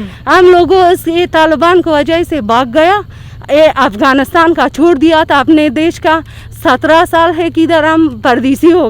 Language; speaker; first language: Hindi; non-native, learner; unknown